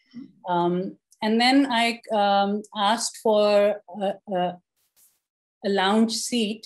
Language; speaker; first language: English; non-native, local second language; Urdu